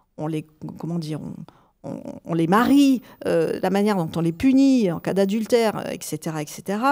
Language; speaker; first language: French; native; French